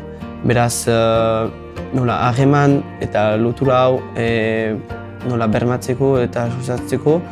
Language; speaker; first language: Basque; non-native, local second language; French